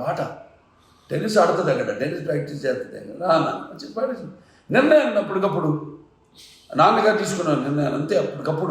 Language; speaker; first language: Telugu; native; Telugu